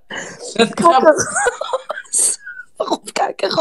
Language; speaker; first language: German; native; German